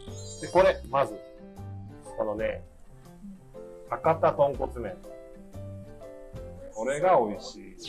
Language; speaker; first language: Japanese; native; Japanese